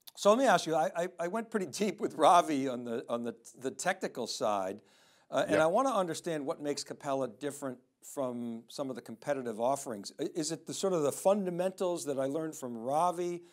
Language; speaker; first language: English; native; English